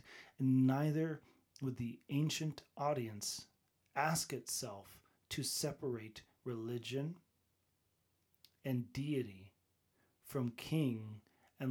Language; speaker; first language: English; native; English